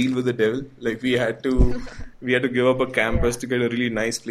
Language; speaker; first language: English; non-native, local second language; Gujarati